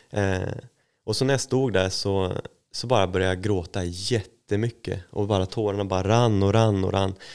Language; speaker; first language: Swedish; native; Swedish